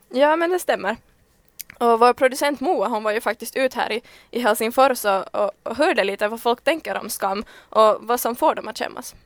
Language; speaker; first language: Swedish; native; Swedish